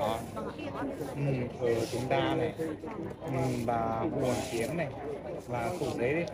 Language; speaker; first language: Vietnamese; non-native, learner; Chinese